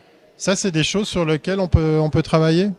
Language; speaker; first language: French; native; French